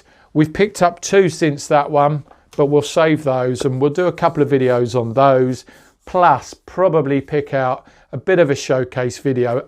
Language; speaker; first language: English; native; English